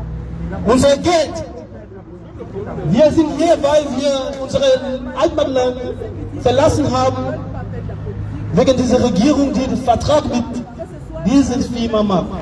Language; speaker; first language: German; non-native, learner; French